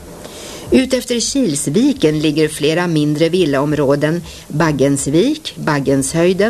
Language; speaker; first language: Swedish; native; Swedish